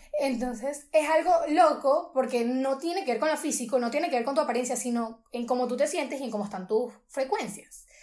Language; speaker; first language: Spanish; native; Spanish